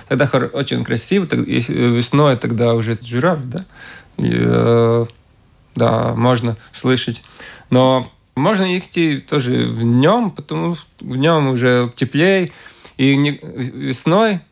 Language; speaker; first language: Russian; non-native, local second language; Latvian